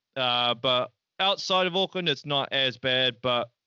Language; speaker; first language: English; native; English